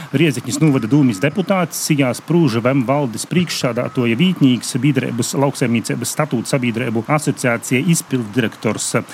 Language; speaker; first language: Latvian; native; Latvian